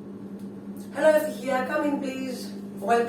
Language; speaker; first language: English; non-native, fluent; Greek